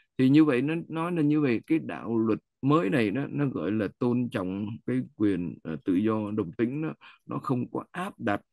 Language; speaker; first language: Vietnamese; native; Vietnamese